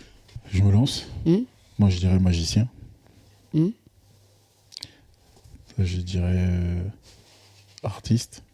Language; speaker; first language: French; native; French